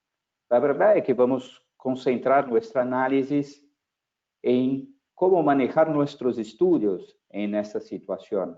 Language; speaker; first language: Spanish; non-native, fluent; Portuguese